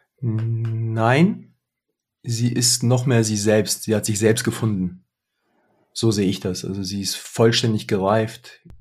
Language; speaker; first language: German; early bilingual, other home language; Russian